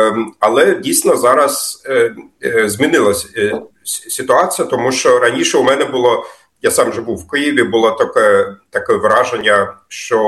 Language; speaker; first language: Ukrainian; non-native, fluent; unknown